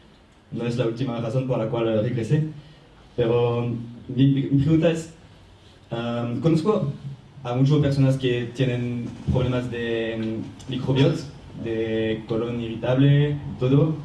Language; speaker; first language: Spanish; non-native, fluent; French